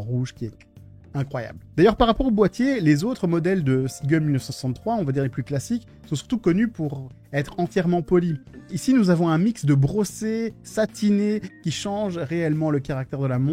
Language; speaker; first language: French; native; French